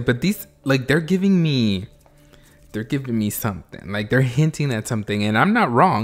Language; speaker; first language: English; native; English